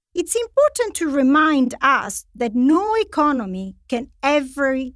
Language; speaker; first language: English; non-native, fluent; Italian